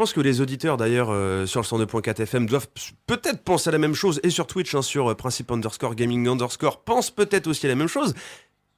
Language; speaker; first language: French; native; French